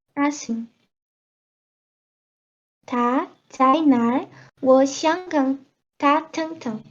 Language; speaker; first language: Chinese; non-native, learner; Portuguese